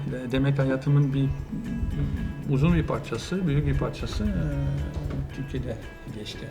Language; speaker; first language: Turkish; non-native, fluent; French